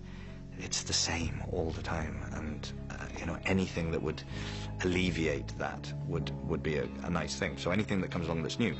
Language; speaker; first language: English; native; English